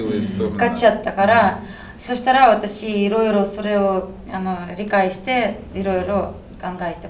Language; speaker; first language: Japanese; non-native, fluent; Russian